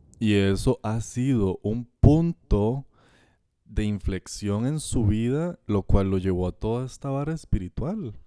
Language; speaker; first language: Spanish; native; Spanish